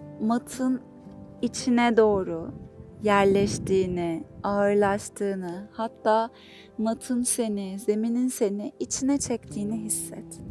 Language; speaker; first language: Turkish; native; Turkish